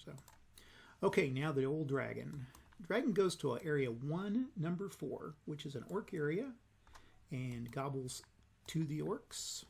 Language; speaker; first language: English; native; English